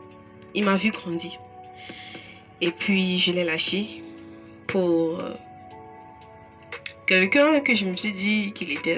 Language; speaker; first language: French; non-native, local second language; English